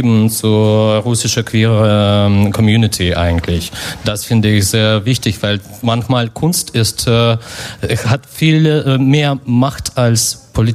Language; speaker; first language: German; non-native, fluent; Russian